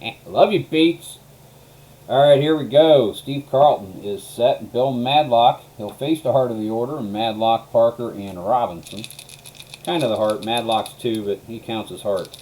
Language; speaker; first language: English; native; English